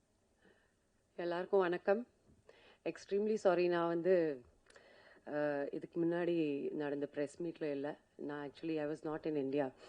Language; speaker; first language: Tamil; non-native, fluent; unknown